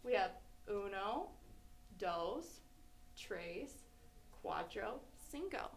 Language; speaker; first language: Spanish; non-native, learner; English